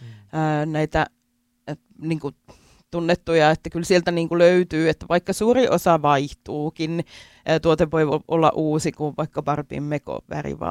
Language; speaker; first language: Finnish; native; Finnish